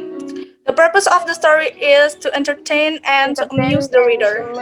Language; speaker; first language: English; non-native, learner; Indonesian